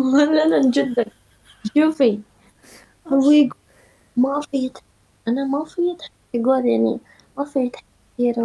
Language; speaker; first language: Arabic; non-native, learner; Turkish